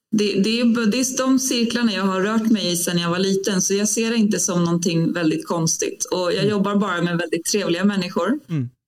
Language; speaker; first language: Swedish; native; Swedish